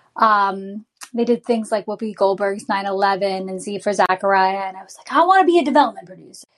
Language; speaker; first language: English; native; English